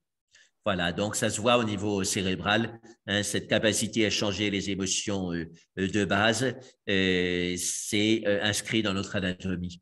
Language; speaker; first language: French; native; French